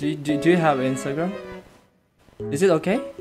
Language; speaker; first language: English; non-native, learner; Indonesian